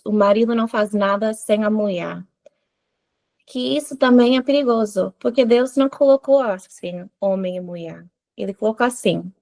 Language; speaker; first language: Portuguese; non-native, fluent; English